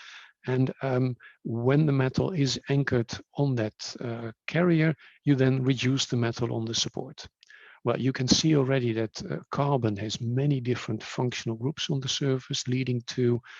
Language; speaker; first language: English; non-native, fluent; Dutch